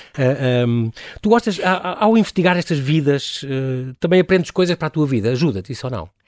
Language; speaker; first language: Portuguese; native; Portuguese